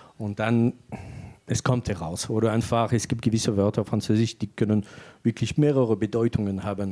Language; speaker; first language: German; non-native, fluent; French